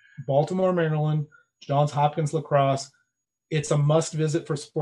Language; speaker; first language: English; native; English